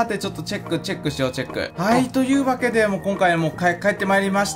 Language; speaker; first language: Japanese; native; Japanese